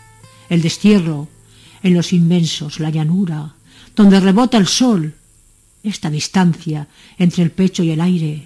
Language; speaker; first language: Spanish; native; Spanish